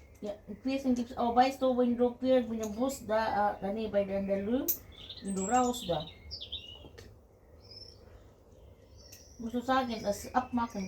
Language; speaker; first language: German; non-native, learner; Filipino